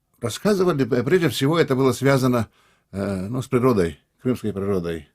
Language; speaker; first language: Russian; non-native, local second language; Crimean Tatar